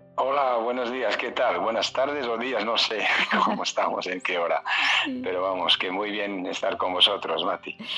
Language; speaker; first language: Spanish; early bilingual, other home language; English